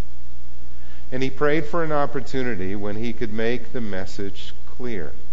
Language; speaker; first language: English; native; English